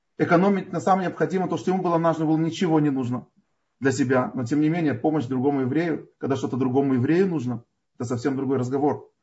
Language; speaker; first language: Russian; native; Russian